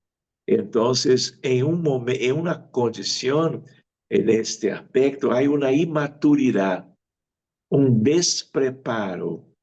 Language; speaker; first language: Spanish; non-native, fluent; Portuguese